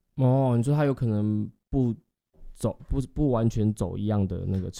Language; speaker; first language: Chinese; native; Chinese